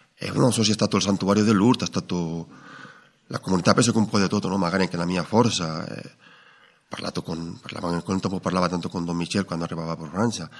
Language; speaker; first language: Italian; non-native, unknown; Spanish